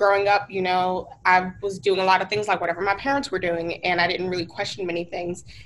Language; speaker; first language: English; native; English